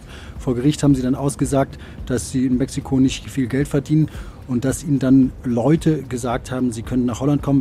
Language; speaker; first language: German; native; German